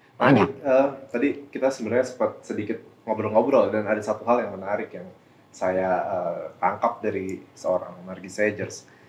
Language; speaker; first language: Indonesian; native; Indonesian